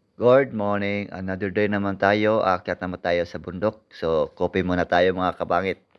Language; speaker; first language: Filipino; non-native, local second language; Cebuano